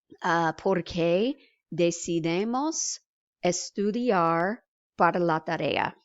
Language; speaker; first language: Spanish; non-native, fluent; English